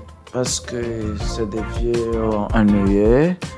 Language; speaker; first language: French; non-native, learner; English